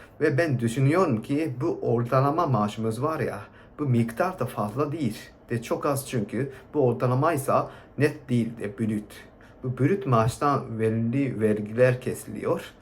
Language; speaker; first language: Turkish; non-native, fluent; Japanese